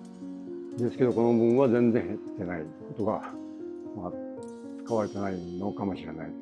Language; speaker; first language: Japanese; native; Japanese